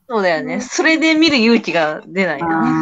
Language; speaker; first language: Japanese; native; Japanese